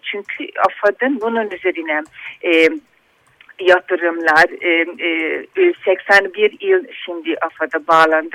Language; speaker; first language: Turkish; non-native, fluent; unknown